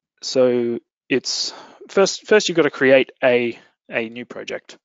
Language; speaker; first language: English; native; English